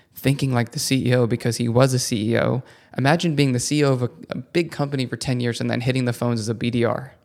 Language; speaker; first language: English; early bilingual, other home language; Italian